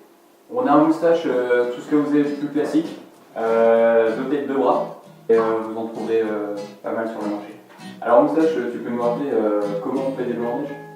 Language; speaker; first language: French; native; French